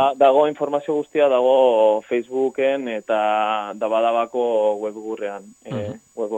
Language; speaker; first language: Basque; non-native, local second language; Spanish